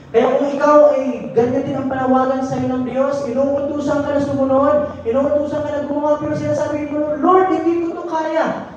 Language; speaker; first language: Filipino; non-native, local second language; Cebuano